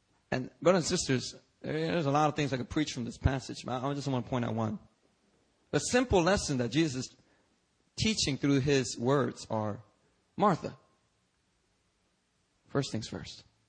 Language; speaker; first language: English; early bilingual, other home language; Korean